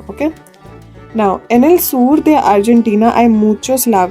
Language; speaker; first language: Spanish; non-native, fluent; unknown